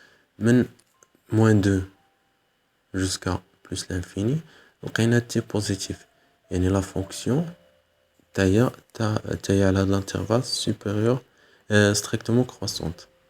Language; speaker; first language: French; non-native, local second language; Arabic